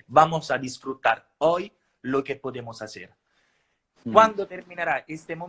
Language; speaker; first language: Spanish; non-native, fluent; Italian